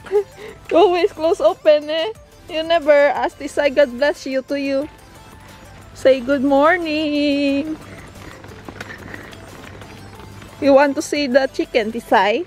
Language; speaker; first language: English; non-native, learner; Filipino